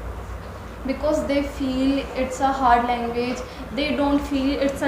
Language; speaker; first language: English; non-native, learner; Hindi